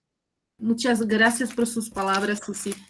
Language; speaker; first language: Spanish; non-native, learner; Portuguese